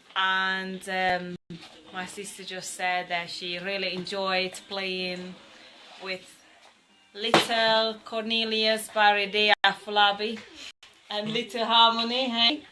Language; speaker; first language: English; non-native, fluent; Hungarian